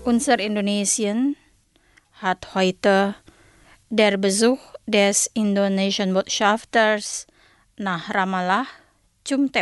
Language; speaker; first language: German; non-native, fluent; Indonesian